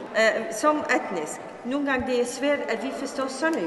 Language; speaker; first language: Danish; non-native, fluent; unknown